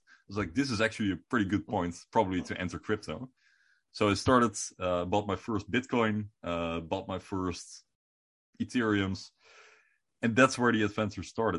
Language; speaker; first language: English; non-native, fluent; Dutch